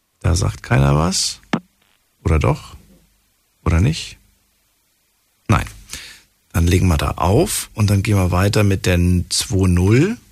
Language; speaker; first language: German; native; German